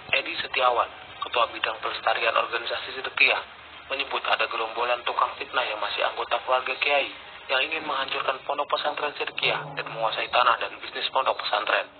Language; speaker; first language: Indonesian; native; Indonesian